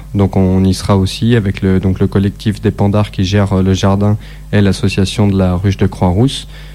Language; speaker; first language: French; native; French